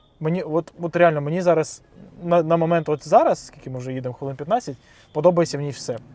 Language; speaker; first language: Ukrainian; non-native, local second language; Russian